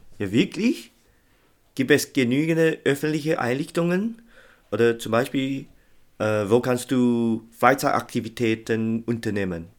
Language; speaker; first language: German; non-native, learner; Chinese